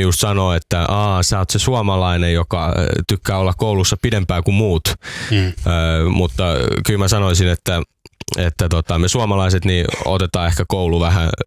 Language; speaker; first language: Finnish; native; Finnish